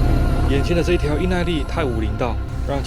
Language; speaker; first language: Chinese; native; Chinese